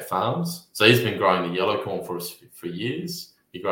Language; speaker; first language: English; native; English